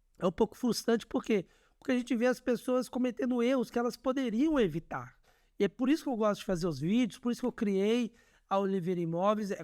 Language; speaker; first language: Portuguese; native; Portuguese